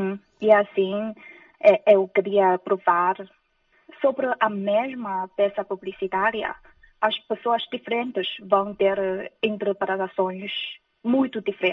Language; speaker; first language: Portuguese; non-native, fluent; Chinese